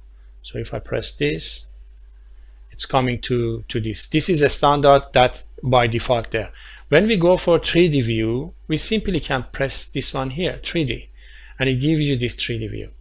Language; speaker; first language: English; non-native, fluent; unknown